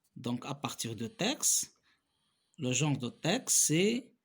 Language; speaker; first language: French; non-native, local second language; Arabic